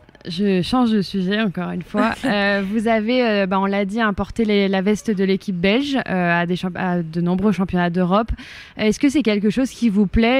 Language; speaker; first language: French; native; French